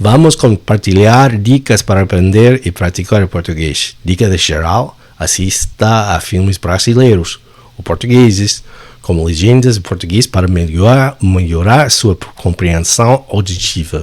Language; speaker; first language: Portuguese; non-native, fluent; English